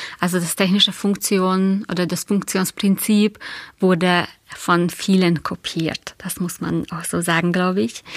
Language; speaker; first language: German; non-native, fluent; Hungarian